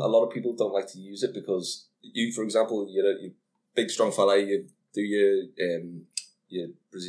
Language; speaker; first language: English; native; English